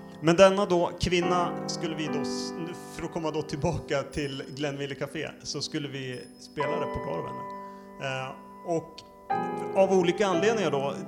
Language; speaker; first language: Swedish; native; Swedish